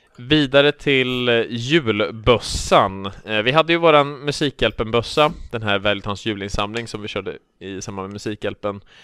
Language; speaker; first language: Swedish; native; Swedish